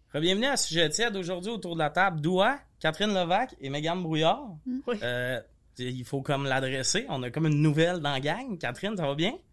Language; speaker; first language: French; native; French